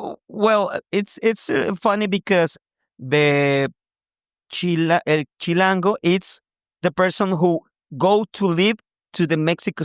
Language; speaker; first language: English; non-native, local second language; Spanish